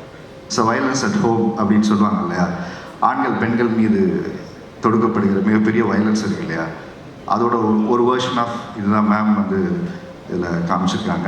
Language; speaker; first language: Tamil; native; Tamil